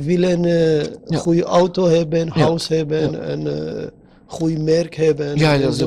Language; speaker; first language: Dutch; non-native, learner; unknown